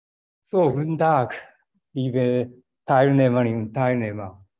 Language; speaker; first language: German; non-native, fluent; Japanese